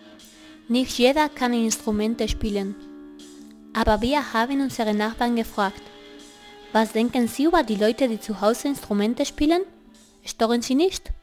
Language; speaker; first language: German; non-native, learner; Spanish